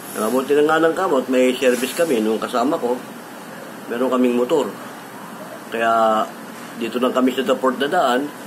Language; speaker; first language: Filipino; native; Filipino